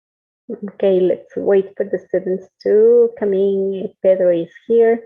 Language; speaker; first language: English; non-native, fluent; Spanish